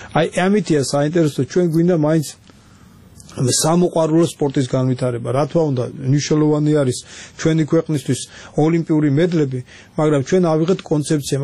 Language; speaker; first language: Georgian; early bilingual, heritage; Georgian